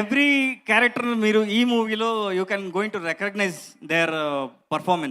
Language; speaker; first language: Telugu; non-native, learner; Kannada